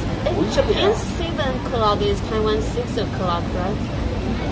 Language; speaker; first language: English; non-native, learner; Chinese